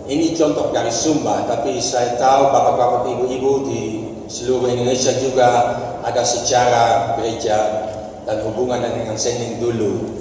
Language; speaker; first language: Indonesian; non-native, fluent; Dutch